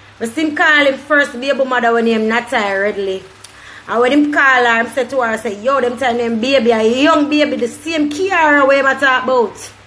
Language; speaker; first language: English; native; English